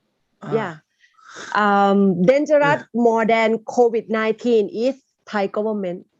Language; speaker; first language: English; non-native, learner; Thai